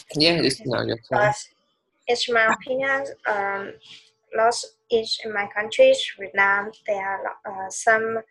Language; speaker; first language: English; non-native, learner; Vietnamese